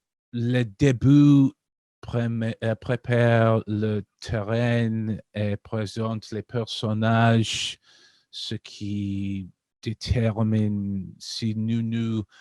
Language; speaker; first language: French; non-native, learner; English